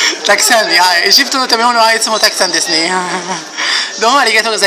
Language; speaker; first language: Japanese; non-native, learner; Arabic